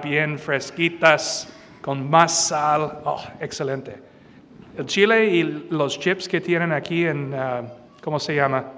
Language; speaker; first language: Spanish; non-native, fluent; English